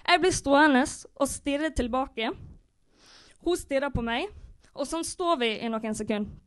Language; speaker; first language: Norwegian; native; Norwegian